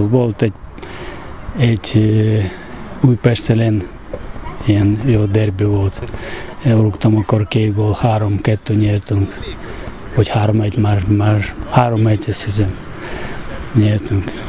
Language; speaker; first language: Hungarian; non-native, learner; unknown